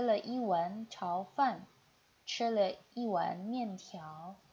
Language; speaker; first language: Chinese; non-native, fluent; Indonesian